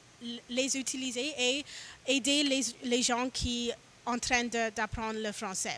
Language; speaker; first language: French; non-native, learner; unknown